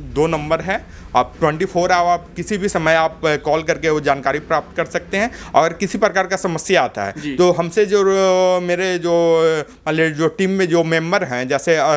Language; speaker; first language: Hindi; native; Hindi